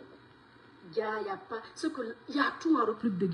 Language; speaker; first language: French; non-native, local second language; Fula